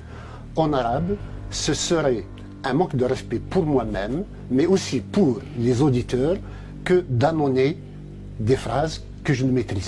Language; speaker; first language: French; non-native, local second language; Kabyle